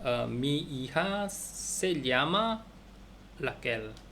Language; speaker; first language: Spanish; non-native, learner; Korean